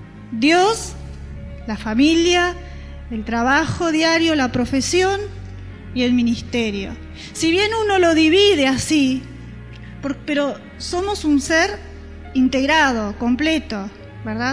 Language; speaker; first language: Spanish; native; Spanish